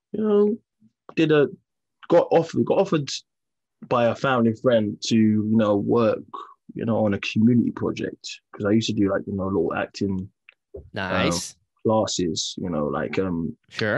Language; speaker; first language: English; native; English